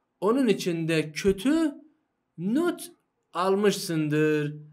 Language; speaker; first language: Turkish; non-native, fluent; Persian